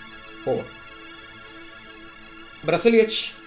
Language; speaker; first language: Portuguese; native; Portuguese